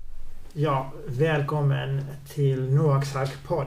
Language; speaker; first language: Swedish; native; Swedish